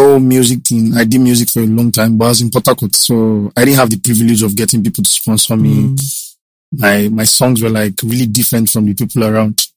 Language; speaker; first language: English; non-native, local second language; Yoruba